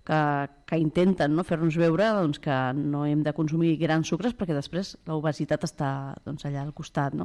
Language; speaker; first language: Catalan; native; Catalan